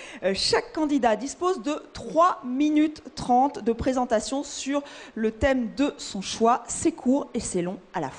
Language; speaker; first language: French; native; French